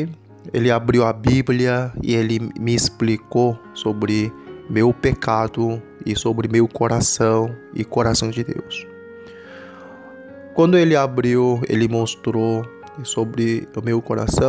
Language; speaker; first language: Portuguese; non-native, learner; Korean